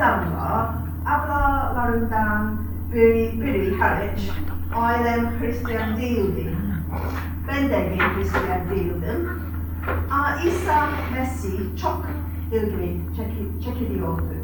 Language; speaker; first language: Turkish; non-native, fluent; English